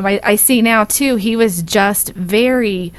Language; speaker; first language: English; native; English